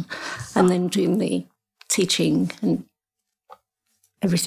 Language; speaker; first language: English; native; English